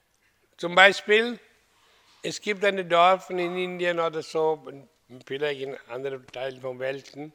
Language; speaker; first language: German; non-native, fluent; Hindi